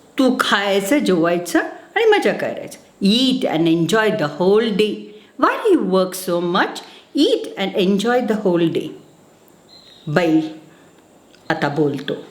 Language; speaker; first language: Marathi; non-native, local second language; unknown